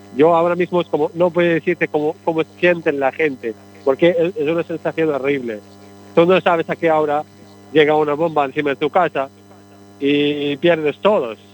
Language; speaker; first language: Spanish; non-native, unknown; Arabic